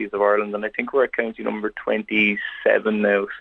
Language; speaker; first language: English; native; English